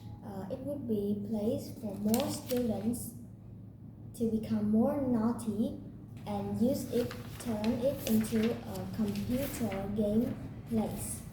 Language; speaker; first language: English; non-native, learner; Vietnamese